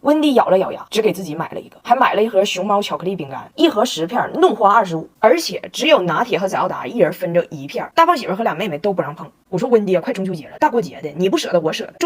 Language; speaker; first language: Chinese; native; Chinese